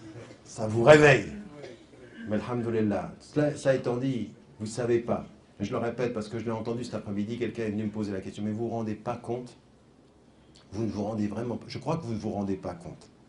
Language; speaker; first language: French; native; French